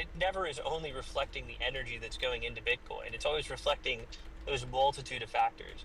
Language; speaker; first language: English; native; English